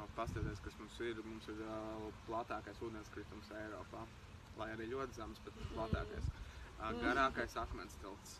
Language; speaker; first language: Latvian; native; Latvian